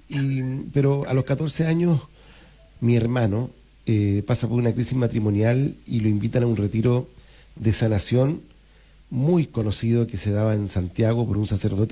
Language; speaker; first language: Spanish; native; Spanish